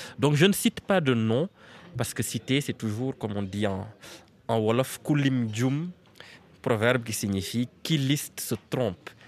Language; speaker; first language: French; non-native, local second language; Serer